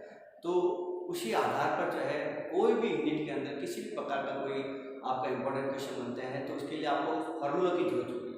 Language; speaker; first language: Hindi; native; Hindi